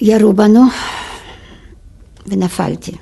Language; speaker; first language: Hebrew; non-native, fluent; Yiddish